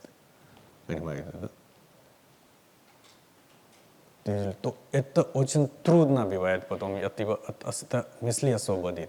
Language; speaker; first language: Russian; non-native, learner; Hindi